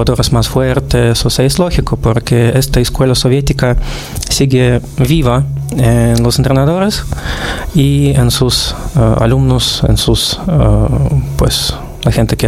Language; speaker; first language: Spanish; non-native, fluent; Russian